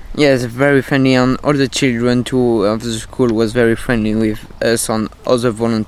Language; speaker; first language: English; non-native, learner; French